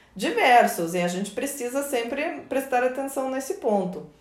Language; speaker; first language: Portuguese; non-native, fluent; Russian